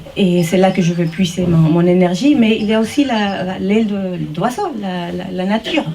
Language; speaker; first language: French; early bilingual, heritage; French